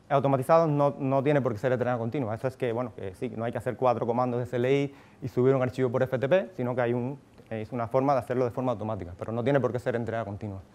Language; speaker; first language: Spanish; native; Spanish